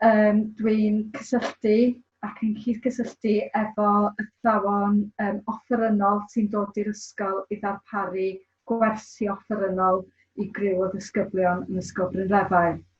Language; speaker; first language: Welsh; native; Welsh